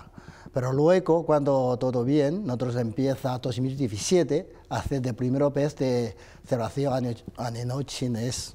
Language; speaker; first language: Spanish; non-native, learner; Chinese